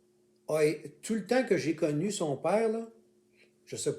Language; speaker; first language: French; native; French